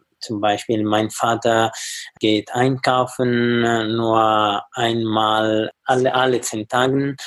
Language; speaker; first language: German; non-native, learner; Italian